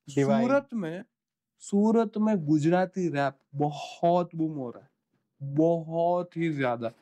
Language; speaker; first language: Hindi; non-native, local second language; Gujarati